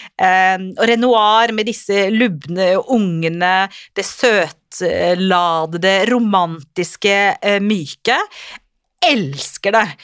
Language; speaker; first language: Norwegian; native; Norwegian